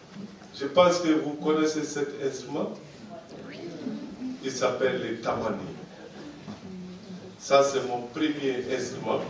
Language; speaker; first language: French; non-native, local second language; Bambara